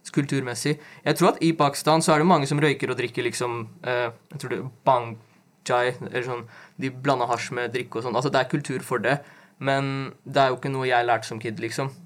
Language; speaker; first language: Norwegian; early bilingual, other home language; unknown